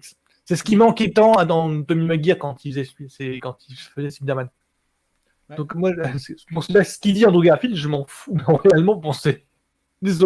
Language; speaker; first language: French; native; French